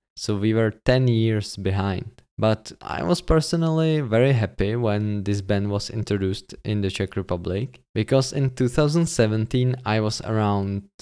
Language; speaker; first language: English; non-native, fluent; Czech